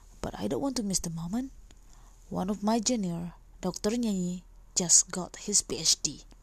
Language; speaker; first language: English; non-native, fluent; Indonesian